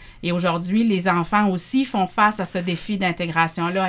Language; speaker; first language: French; native; French